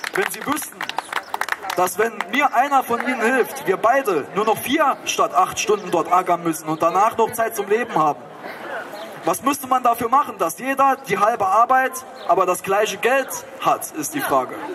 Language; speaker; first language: German; native; German